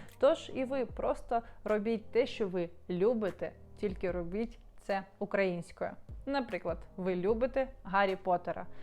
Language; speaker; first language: Ukrainian; non-native, local second language; Russian